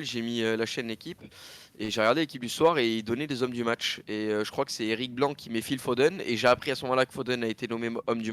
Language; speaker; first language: French; native; French